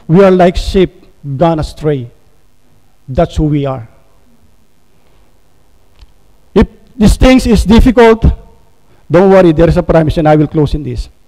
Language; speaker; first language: English; non-native, local second language; Filipino